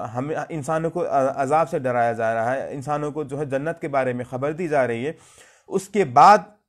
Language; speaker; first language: Hindi; native; Hindi